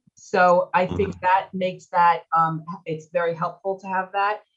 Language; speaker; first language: English; native; English